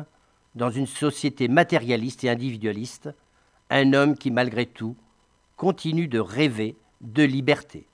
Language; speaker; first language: French; native; French